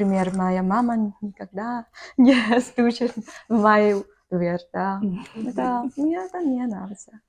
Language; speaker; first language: Russian; non-native, learner; Vietnamese